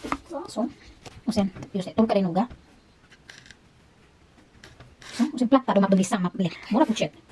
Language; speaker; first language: Swedish; non-native, learner; Cebuano